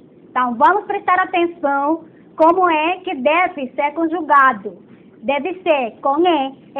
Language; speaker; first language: Portuguese; non-native, fluent; Spanish